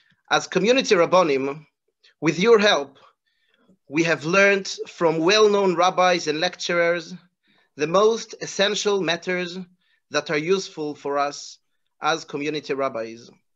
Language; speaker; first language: English; non-native, fluent; Hebrew